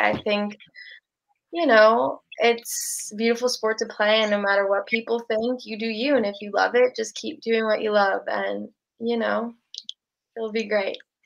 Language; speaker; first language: English; native; English